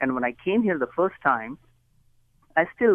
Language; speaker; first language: English; non-native, local second language; Hindi